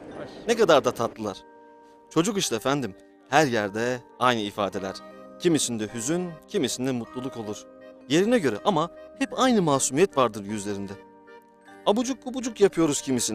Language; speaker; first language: Turkish; native; Turkish